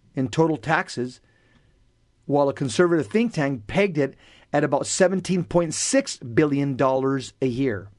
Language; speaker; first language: English; early bilingual, other home language; Spanish